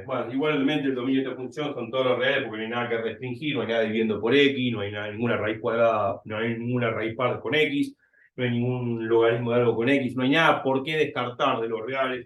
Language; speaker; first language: Spanish; native; Spanish